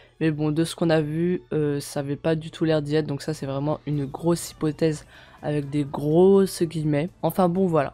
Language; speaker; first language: French; native; French